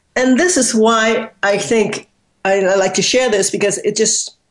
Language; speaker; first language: English; non-native, local second language; Cantonese